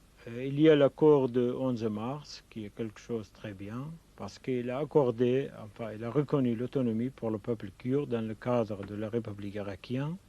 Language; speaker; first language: French; non-native, fluent; Kurdish